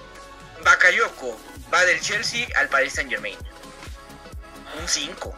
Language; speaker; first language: Spanish; native; Spanish